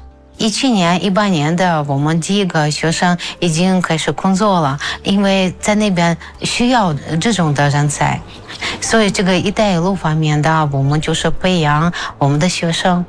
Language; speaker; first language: Chinese; non-native, fluent; Russian